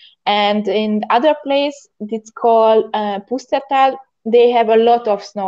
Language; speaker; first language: English; non-native, learner; Hungarian